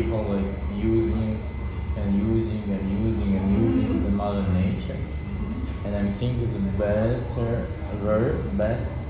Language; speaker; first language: English; non-native, fluent; Russian